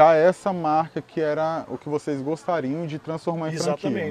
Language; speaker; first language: Portuguese; native; Portuguese